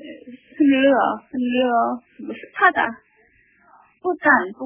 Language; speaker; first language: Chinese; non-native, learner; Korean